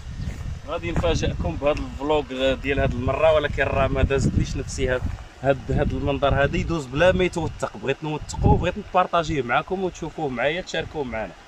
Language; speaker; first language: Arabic; native; Arabic